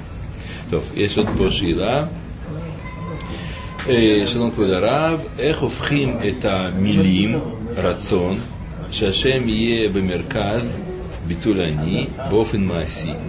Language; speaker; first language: Hebrew; native; Hebrew